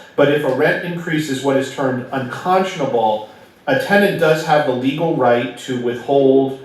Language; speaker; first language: English; native; English